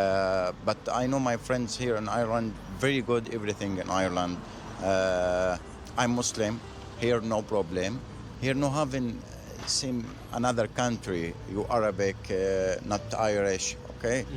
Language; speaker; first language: English; non-native, learner; Arabic